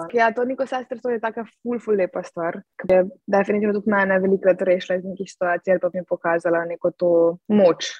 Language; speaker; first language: Slovenian; native; Slovenian